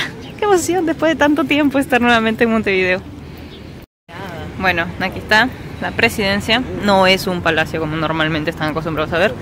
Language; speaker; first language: Spanish; native; Spanish